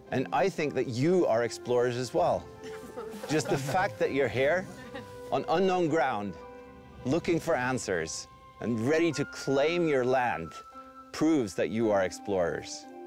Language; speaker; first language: English; non-native, fluent; Norwegian